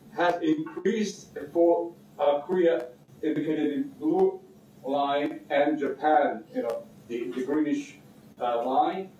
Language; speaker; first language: English; non-native, fluent; Korean